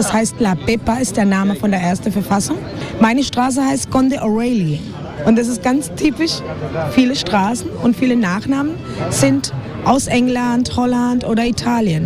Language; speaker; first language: German; non-native, fluent; Spanish